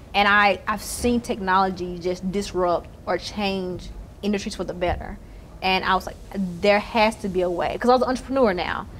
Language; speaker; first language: English; native; English